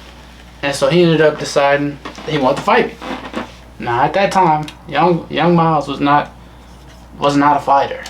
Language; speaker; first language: English; native; English